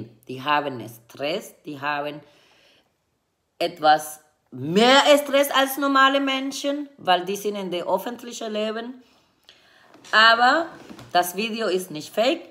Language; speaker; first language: German; non-native, fluent; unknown